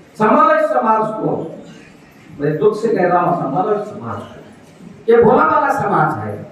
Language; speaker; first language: Hindi; non-native, local second language; Marathi